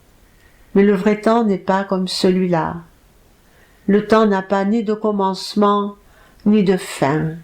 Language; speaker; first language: French; native; French